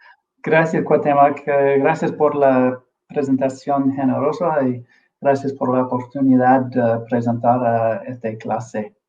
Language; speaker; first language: Spanish; non-native, fluent; English